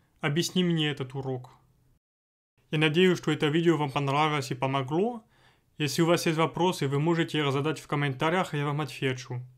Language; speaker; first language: Russian; non-native, fluent; French